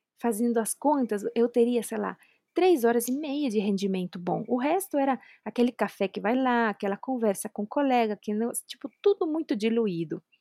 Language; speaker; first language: Portuguese; non-native, fluent; Spanish